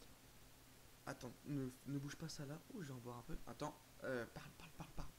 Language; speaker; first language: French; native; French